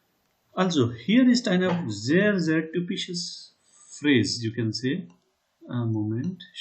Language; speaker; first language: German; non-native, learner; Hindi